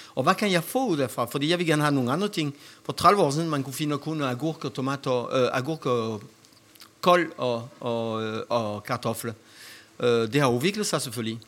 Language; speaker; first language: Danish; non-native, fluent; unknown